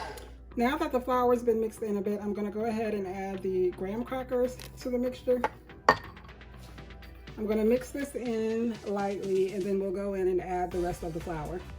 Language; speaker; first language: English; native; English